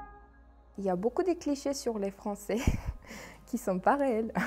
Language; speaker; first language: French; non-native, fluent; Armenian